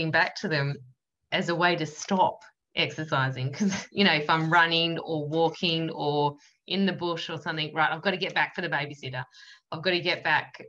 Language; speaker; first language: English; native; English